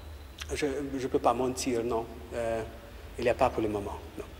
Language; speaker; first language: French; non-native, learner; Russian